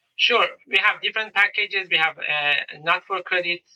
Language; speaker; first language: English; non-native, fluent; Persian